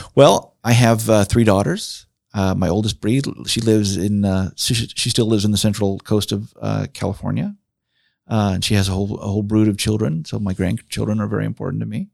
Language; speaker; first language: English; native; English